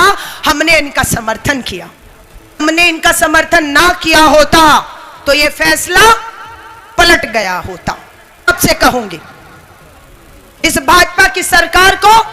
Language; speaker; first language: Hindi; native; Hindi